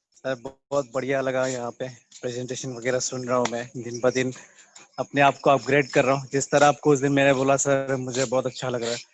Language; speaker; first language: Hindi; non-native, local second language; Telugu